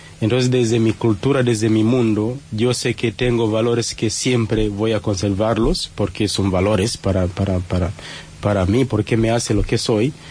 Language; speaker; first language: Spanish; non-native, fluent; Swahili